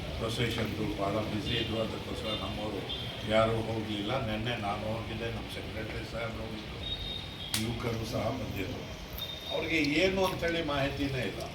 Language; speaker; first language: Kannada; non-native, local second language; Urdu